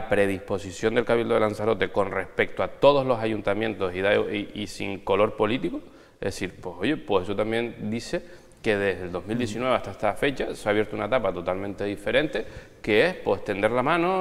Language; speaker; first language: Spanish; native; Spanish